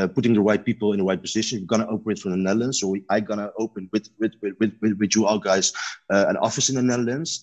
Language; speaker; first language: English; non-native, learner; Dutch